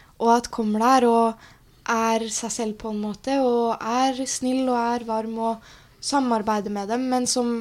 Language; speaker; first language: Norwegian; native; Norwegian